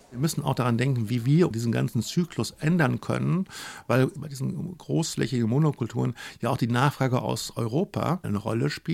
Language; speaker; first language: German; native; German